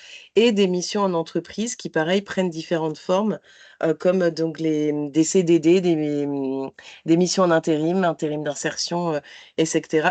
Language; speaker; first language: French; native; French